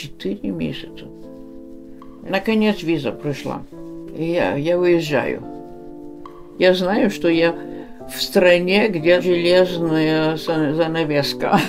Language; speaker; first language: Russian; early bilingual, heritage; Russian